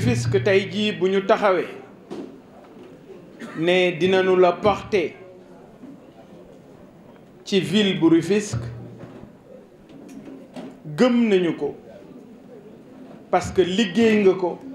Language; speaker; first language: French; non-native, local second language; Wolof